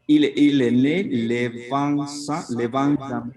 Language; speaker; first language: French; non-native, learner; Spanish